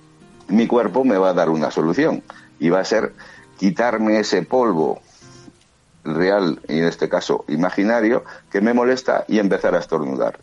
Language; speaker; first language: Spanish; native; Spanish